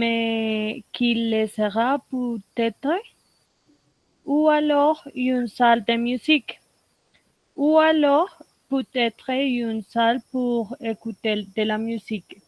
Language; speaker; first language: French; non-native, learner; Spanish